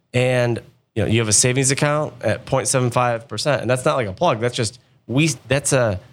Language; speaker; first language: English; native; English